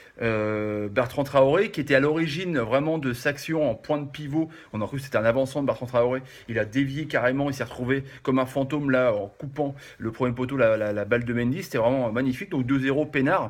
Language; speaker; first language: French; native; French